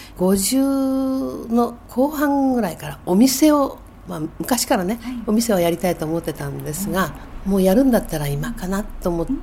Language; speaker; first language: Japanese; native; Japanese